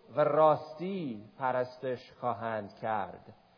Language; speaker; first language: Persian; non-native, fluent; English